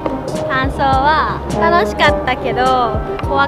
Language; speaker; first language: Japanese; native; Japanese